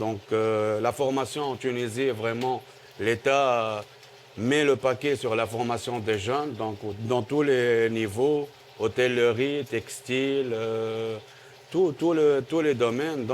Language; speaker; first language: French; non-native, local second language; Arabic